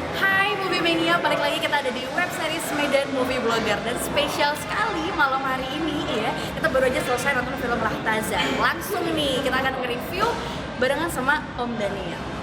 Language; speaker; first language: Indonesian; native; Indonesian